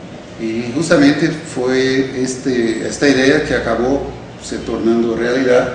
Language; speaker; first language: Spanish; non-native, fluent; Portuguese